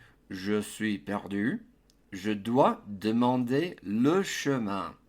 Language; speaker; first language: French; non-native, fluent; English